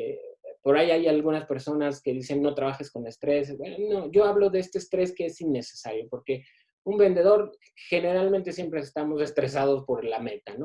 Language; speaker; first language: Spanish; native; Spanish